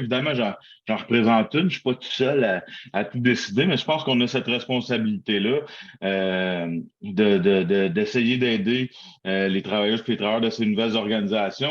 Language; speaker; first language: French; native; French